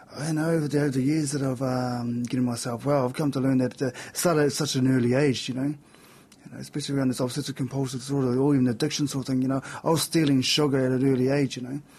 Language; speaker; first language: English; native; English